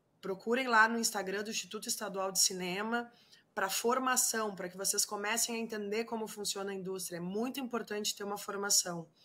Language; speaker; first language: Portuguese; non-native, fluent; Spanish